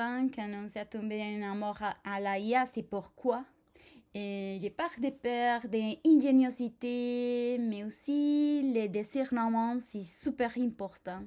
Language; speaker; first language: French; non-native, fluent; Spanish